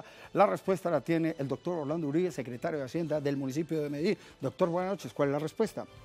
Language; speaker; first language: Spanish; native; Spanish